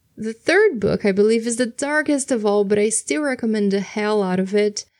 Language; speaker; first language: English; non-native, fluent; Portuguese